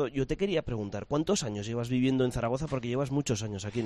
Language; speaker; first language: Spanish; native; Spanish